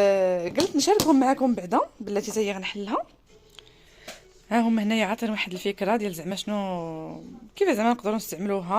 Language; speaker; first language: Arabic; native; Arabic